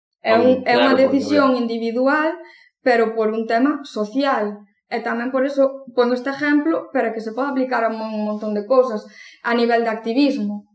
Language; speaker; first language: Galician; non-native, local second language; Spanish